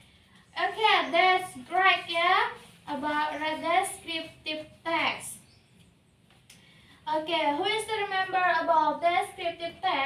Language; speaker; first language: English; non-native, learner; Indonesian